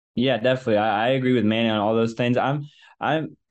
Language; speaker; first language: English; native; English